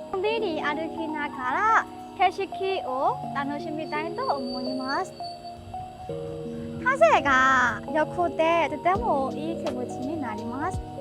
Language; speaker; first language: Japanese; non-native, learner; Burmese